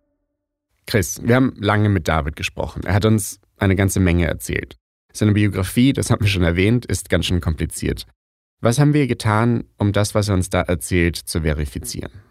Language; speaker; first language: German; native; German